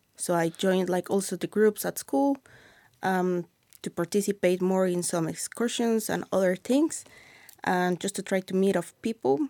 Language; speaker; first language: English; non-native, fluent; Spanish